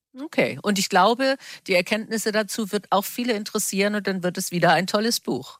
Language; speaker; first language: German; native; German